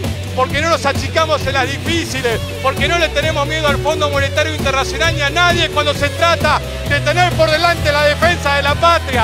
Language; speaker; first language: Spanish; native; Spanish